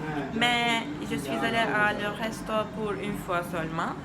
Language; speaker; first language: French; non-native, learner; Turkish